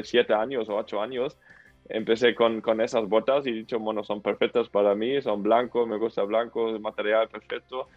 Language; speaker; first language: Spanish; non-native, fluent; German